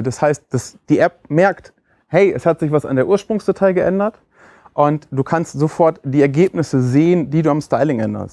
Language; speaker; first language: German; native; German